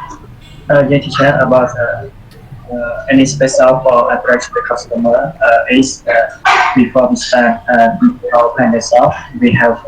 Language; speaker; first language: English; non-native, learner; Khmer